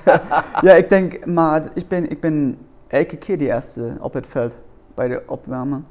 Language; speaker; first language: Dutch; non-native, learner; German